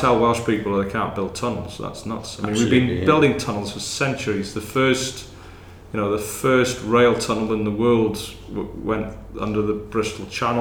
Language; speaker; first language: English; native; English